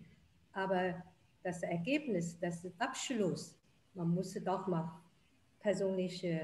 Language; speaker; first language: German; non-native, fluent; Chinese